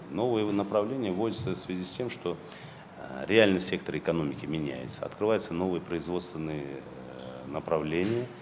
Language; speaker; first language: Russian; non-native, local second language; Uzbek